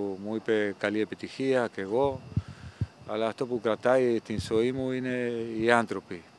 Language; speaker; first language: Greek; non-native, fluent; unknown